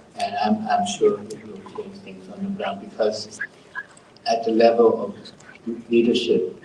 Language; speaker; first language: English; non-native, fluent; Thai